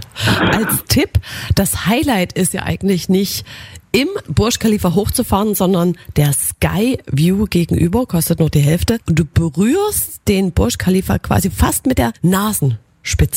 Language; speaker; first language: German; native; German